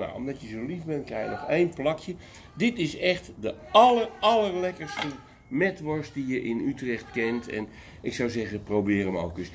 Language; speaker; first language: Dutch; native; Dutch